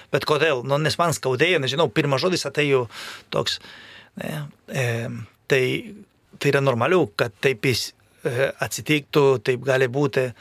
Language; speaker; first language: Lithuanian; non-native, fluent; Spanish